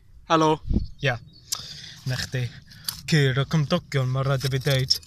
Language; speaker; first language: Welsh; non-native, local second language; English